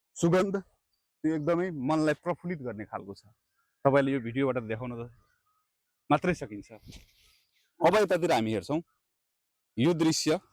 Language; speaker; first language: Nepali; non-native, local second language; Maithili